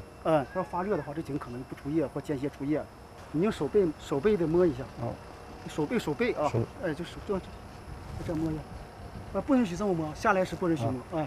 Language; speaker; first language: Chinese; native; Chinese